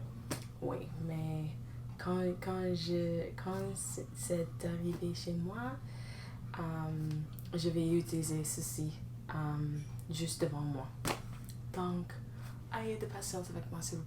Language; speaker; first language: French; non-native, learner; English